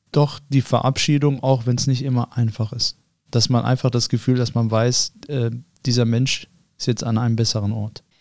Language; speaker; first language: German; early bilingual, other home language; Arabic